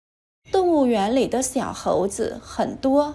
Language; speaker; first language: Chinese; non-native, learner; Vietnamese